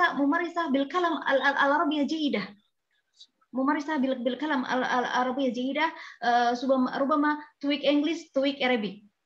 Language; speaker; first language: Arabic; non-native, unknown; Indonesian